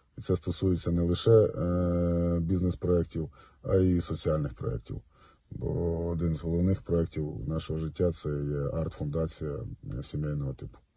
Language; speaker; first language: Ukrainian; non-native, local second language; Russian